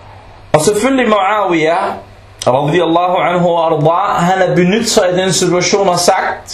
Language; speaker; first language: Danish; non-native, local second language; Arabic